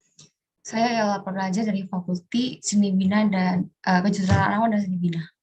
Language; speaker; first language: Indonesian; non-native, learner; Arabic